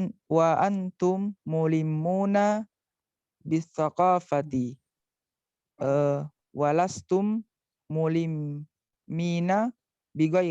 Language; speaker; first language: Arabic; non-native, learner; Indonesian